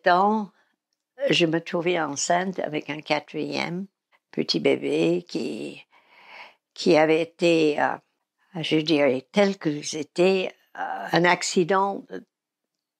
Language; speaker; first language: French; non-native, fluent; English